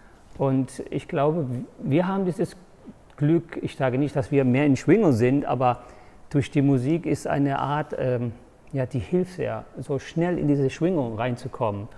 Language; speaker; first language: German; non-native, fluent; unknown